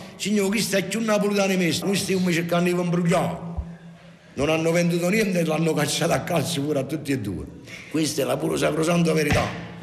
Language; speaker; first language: Italian; native; Italian